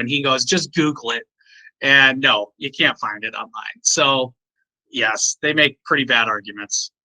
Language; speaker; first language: English; native; English